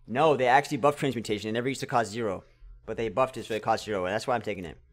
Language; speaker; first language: English; native; English